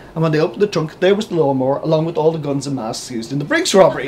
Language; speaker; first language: English; native; English